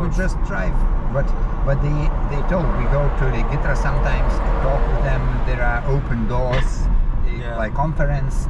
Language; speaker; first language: English; non-native, learner; Lithuanian